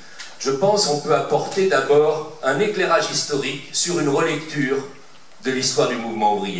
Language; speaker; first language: French; native; French